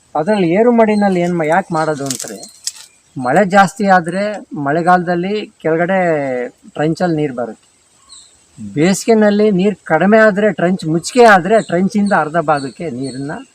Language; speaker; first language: Kannada; native; Kannada